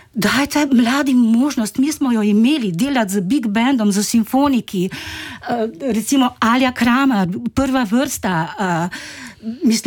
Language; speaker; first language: Slovenian; native; Slovenian